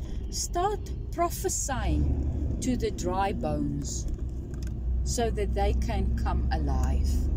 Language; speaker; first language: English; non-native, local second language; Afrikaans